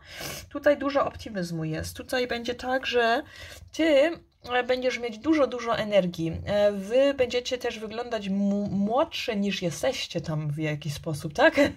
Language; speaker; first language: Polish; early bilingual, heritage; Polish